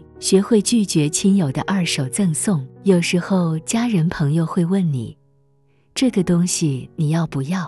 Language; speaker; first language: Chinese; native; Chinese